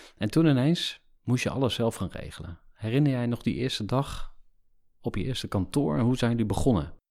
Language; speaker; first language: Dutch; native; Dutch